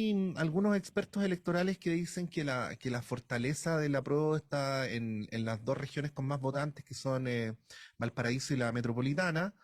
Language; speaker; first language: Spanish; native; Spanish